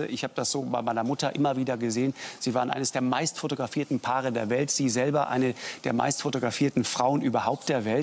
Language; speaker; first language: German; native; German